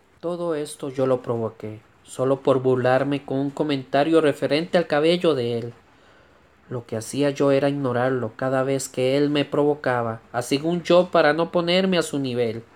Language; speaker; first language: Spanish; native; Spanish